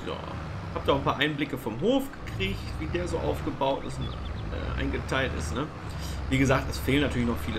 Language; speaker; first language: German; native; German